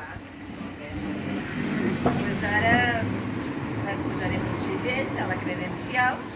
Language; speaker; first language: Catalan; native; Catalan